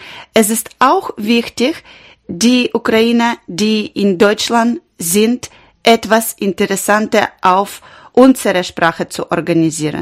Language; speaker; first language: German; non-native, learner; Ukrainian